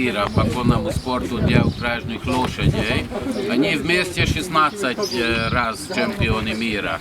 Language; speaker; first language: Russian; non-native, learner; Hungarian